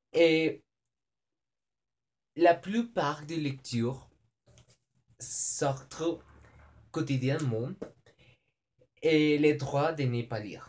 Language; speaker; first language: French; non-native, learner; Spanish